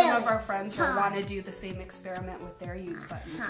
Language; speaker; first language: English; native; English